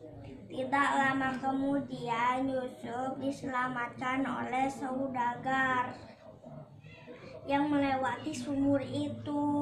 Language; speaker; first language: Indonesian; native; Indonesian